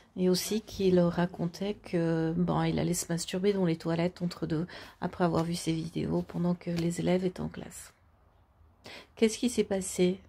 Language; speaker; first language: French; native; French